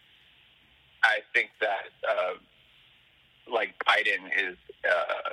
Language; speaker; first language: English; native; English